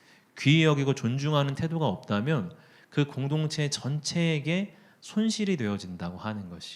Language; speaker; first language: Korean; native; Korean